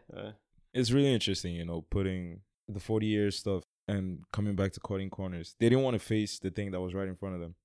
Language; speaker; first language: English; non-native, local second language; Yoruba